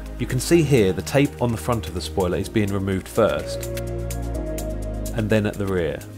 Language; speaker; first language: English; native; English